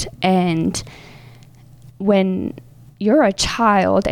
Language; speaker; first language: English; native; English